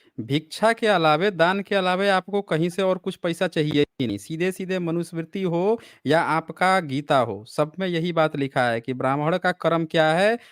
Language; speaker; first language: Hindi; native; Hindi